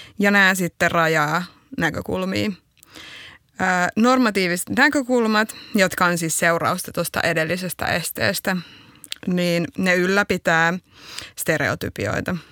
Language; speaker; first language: Finnish; early bilingual, other home language; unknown